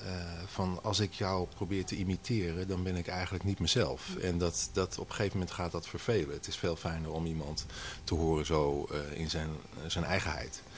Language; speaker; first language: Dutch; native; Dutch